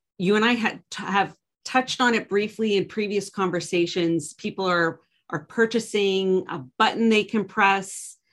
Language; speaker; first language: English; native; English